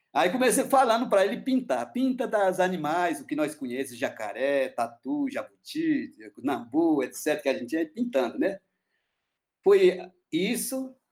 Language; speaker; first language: Portuguese; non-native, local second language; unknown